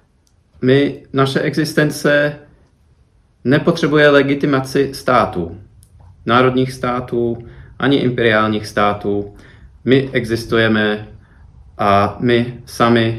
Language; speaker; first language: Czech; non-native, fluent; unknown